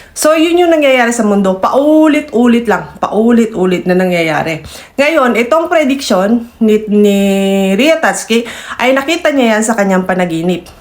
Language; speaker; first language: Filipino; native; Filipino